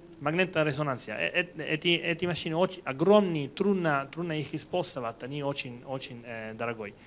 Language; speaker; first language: Russian; non-native, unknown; Italian